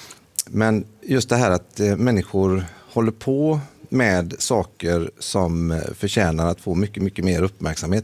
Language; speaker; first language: Swedish; native; Swedish